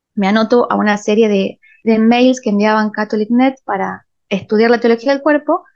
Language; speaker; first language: Spanish; native; Spanish